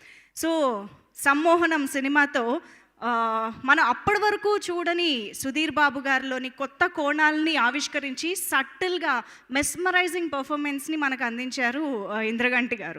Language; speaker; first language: Telugu; native; Telugu